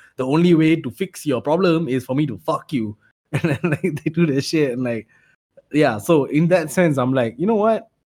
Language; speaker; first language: English; non-native, local second language; Tamil